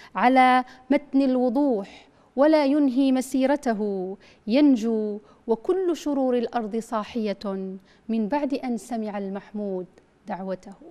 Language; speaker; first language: Arabic; native; Arabic